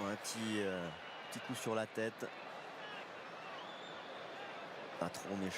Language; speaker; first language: French; native; French